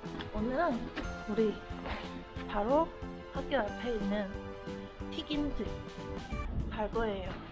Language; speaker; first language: Korean; early bilingual, heritage; Korean